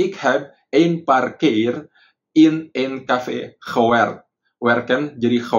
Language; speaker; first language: Dutch; non-native, fluent; Indonesian